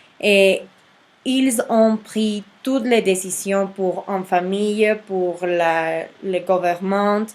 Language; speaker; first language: French; non-native, learner; Spanish